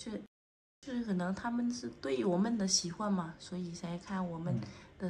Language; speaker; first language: Chinese; non-native, fluent; Vietnamese